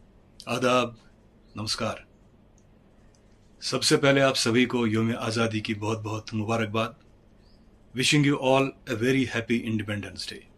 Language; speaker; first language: Hindi; native; Hindi